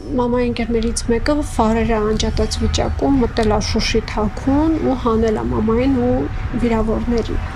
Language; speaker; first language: Armenian; native; Armenian